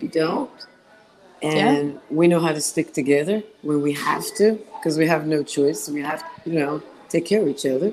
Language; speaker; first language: English; non-native, fluent; Hebrew